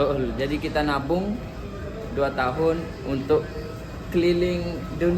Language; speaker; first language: Indonesian; non-native, local second language; Sasak